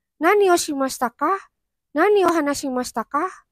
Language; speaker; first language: Japanese; non-native, fluent; Indonesian